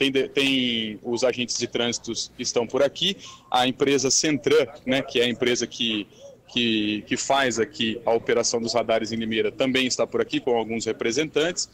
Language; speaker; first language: Portuguese; native; Portuguese